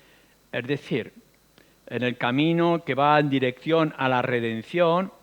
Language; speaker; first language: Spanish; native; Spanish